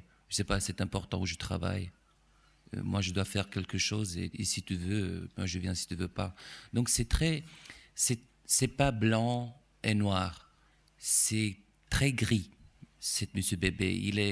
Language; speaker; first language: French; non-native, fluent; Romanian